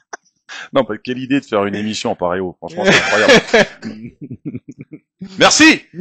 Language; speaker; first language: French; native; French